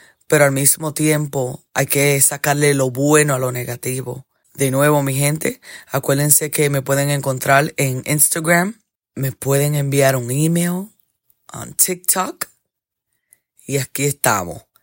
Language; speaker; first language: Spanish; early bilingual, heritage; Spanish